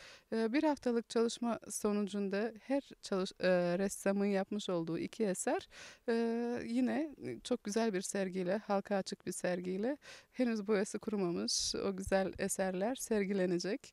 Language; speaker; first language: Turkish; native; Turkish